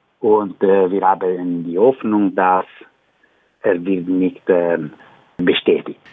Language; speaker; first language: German; non-native, learner; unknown